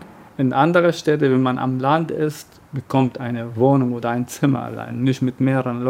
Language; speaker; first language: German; non-native, learner; Arabic